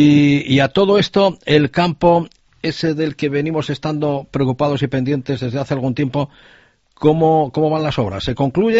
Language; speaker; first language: Spanish; native; Spanish